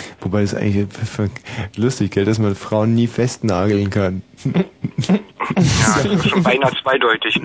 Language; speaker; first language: German; native; German